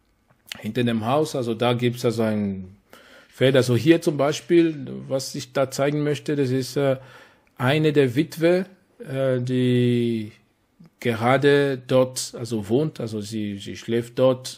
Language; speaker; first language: German; non-native, fluent; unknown